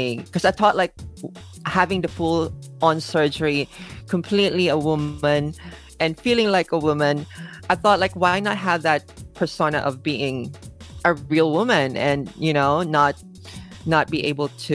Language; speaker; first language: English; non-native, local second language; Filipino